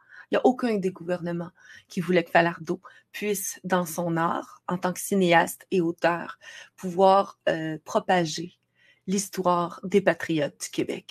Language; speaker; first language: French; native; French